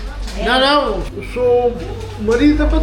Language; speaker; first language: Portuguese; native; Portuguese